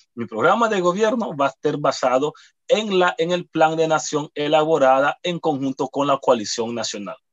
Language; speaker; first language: Spanish; native; Spanish